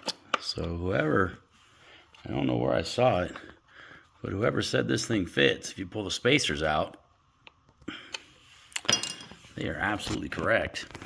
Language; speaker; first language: English; native; English